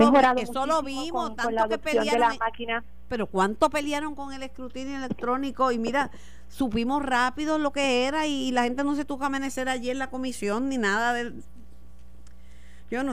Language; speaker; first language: Spanish; native; Spanish